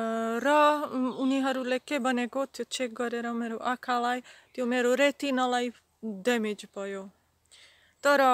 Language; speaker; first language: Nepali; non-native, learner; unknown